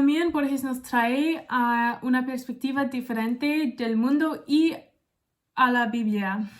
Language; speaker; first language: Spanish; non-native, learner; English